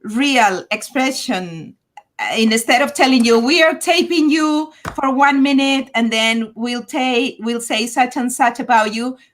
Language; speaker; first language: English; non-native, fluent; Catalan